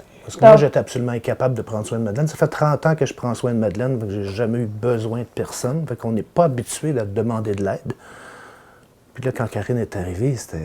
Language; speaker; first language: French; native; French